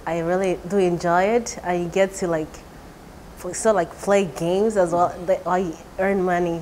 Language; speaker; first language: English; non-native, local second language; Igbo